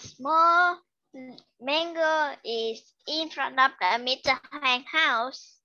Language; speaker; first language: English; non-native, learner; Vietnamese